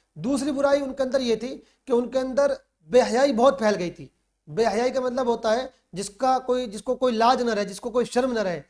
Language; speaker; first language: Urdu; native; Urdu